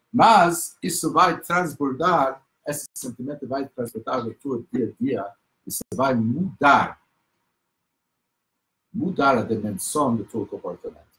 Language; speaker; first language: Portuguese; non-native, fluent; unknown